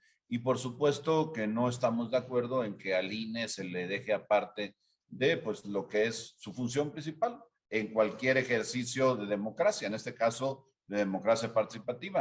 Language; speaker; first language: Spanish; native; Spanish